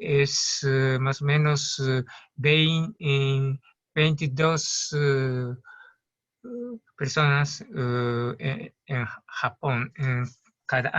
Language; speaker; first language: Spanish; non-native, learner; Japanese